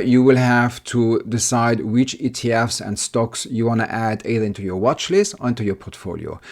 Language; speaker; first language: English; non-native, fluent; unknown